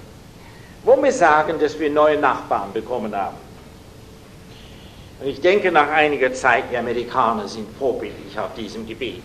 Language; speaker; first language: German; non-native, fluent; English